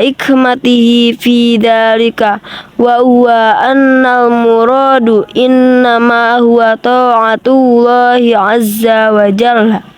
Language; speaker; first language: Arabic; non-native, learner; Indonesian